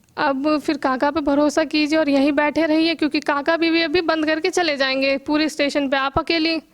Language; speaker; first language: Hindi; native; Hindi